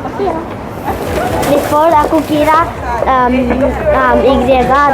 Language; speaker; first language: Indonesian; early bilingual, heritage; Indonesian